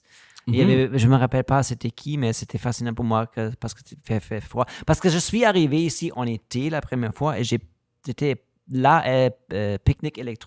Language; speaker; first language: French; non-native, learner; German